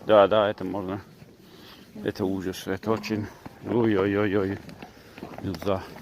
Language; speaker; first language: Russian; non-native, learner; English